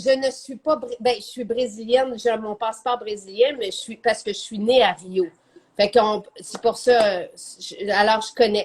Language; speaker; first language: French; native; French